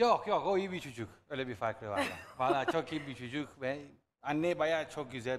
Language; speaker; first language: Turkish; non-native, learner; Italian